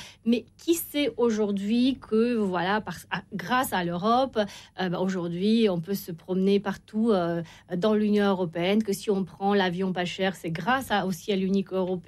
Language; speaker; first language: French; non-native, fluent; Romanian